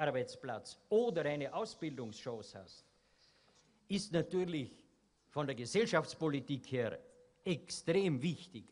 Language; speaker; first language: German; native; German